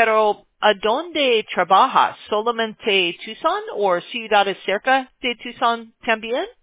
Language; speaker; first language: Spanish; non-native, learner; English